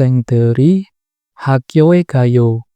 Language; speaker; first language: Korean; non-native, fluent; Indonesian